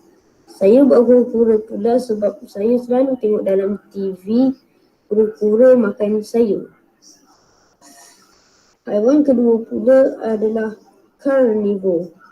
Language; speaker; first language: Malay; native; Malay